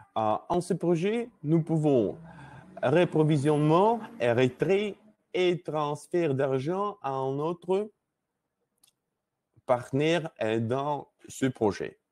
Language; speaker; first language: French; non-native, learner; Russian